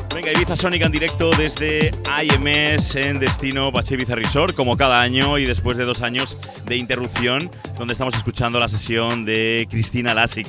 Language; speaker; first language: Spanish; native; Spanish